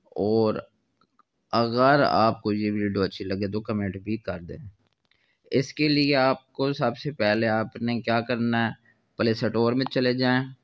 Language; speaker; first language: Urdu; non-native, local second language; Punjabi